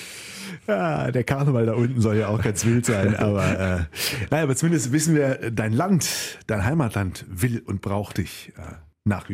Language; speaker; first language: German; native; German